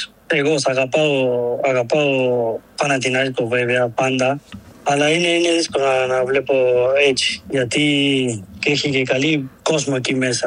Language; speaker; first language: Greek; non-native, learner; Spanish